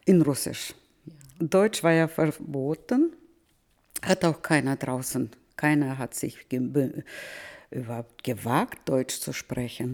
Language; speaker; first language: German; early bilingual, heritage; German